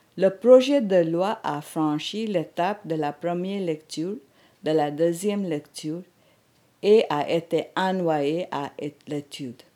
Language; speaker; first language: French; non-native, fluent; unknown